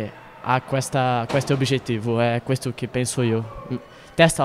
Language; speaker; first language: Italian; non-native, fluent; Portuguese